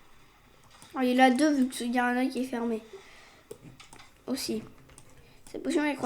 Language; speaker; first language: French; native; French